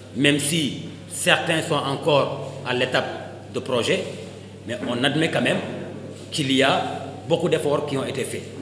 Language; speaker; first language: French; non-native, local second language; Wolof